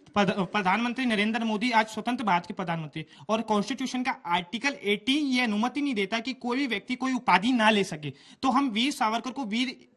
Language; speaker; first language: Hindi; native; Hindi